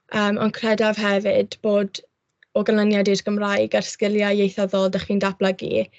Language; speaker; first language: Welsh; non-native, local second language; English